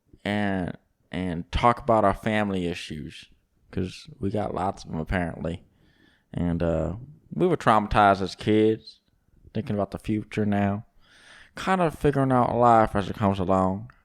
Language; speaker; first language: English; native; English